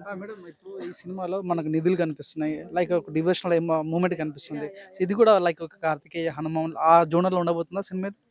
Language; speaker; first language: Telugu; native; Telugu